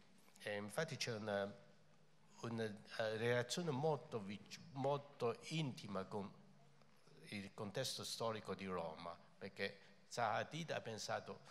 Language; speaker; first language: Italian; non-native, fluent; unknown